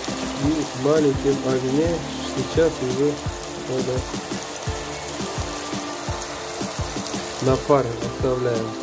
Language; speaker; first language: Russian; non-native, local second language; Uzbek